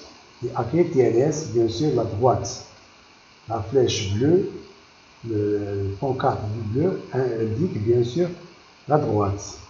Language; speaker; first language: French; non-native, local second language; Arabic